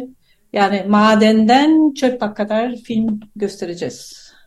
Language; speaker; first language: Turkish; non-native, fluent; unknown